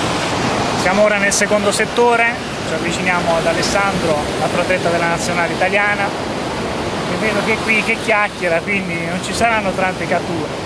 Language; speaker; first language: Italian; native; Italian